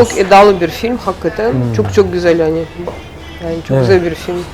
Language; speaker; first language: Turkish; non-native, learner; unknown